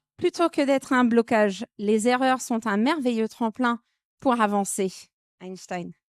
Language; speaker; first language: French; non-native, fluent; English